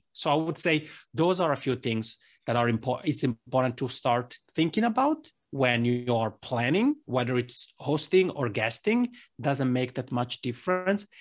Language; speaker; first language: English; non-native, fluent; Italian